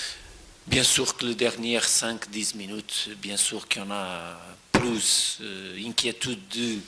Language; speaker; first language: French; non-native, fluent; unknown